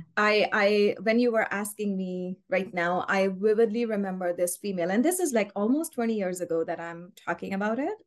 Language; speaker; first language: English; non-native, local second language; Urdu